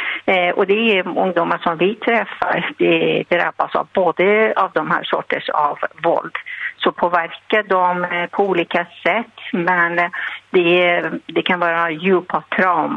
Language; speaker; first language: Swedish; non-native, fluent; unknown